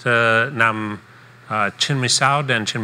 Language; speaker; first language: Vietnamese; non-native, fluent; English